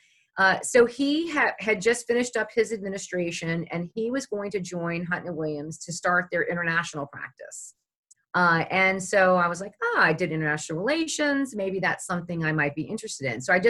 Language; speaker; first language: English; native; English